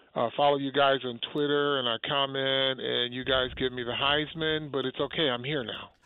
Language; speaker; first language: English; native; English